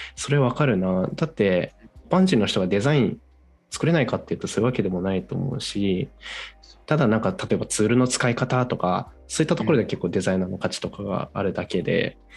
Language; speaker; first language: Japanese; native; Japanese